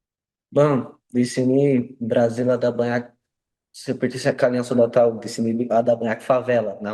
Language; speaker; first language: Indonesian; non-native, learner; Portuguese